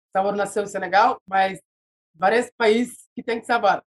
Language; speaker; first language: Portuguese; non-native, fluent; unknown